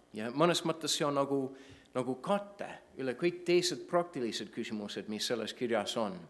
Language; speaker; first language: Estonian; non-native, fluent; English